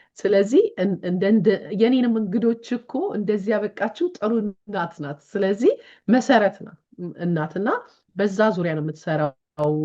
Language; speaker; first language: Amharic; native; Amharic